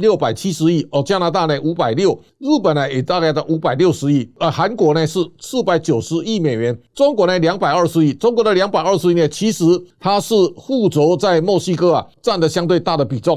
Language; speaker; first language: Chinese; native; Chinese